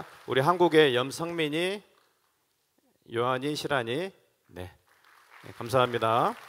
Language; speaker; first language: Korean; native; Korean